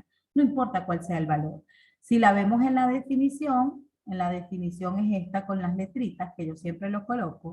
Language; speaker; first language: Spanish; native; Spanish